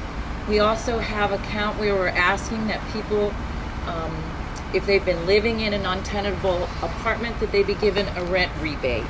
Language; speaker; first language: English; native; English